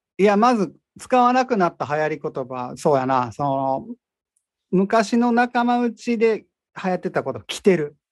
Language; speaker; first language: Japanese; native; Japanese